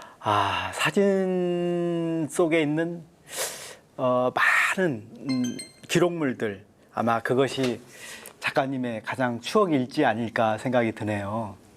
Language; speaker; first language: Korean; native; Korean